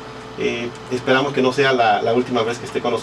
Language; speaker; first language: Spanish; native; Spanish